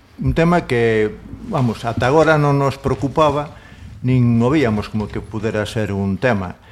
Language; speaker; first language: Galician; non-native, local second language; Spanish